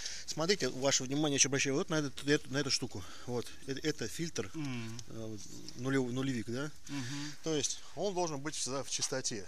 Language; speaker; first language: Russian; native; Russian